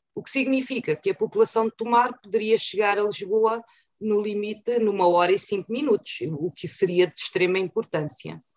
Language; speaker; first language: Portuguese; native; Portuguese